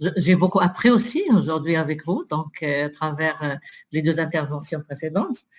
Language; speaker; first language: French; non-native, local second language; Arabic